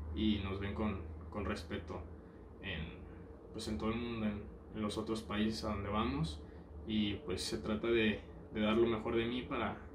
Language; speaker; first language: Spanish; native; Spanish